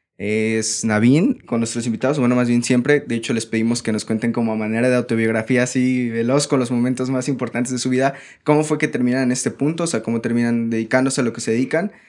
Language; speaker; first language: Spanish; native; Spanish